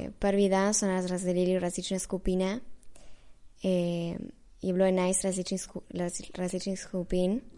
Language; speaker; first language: Slovenian; early bilingual, heritage; Slovenian